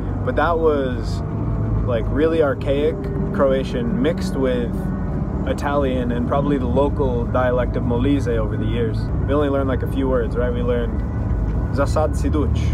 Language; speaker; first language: English; native; English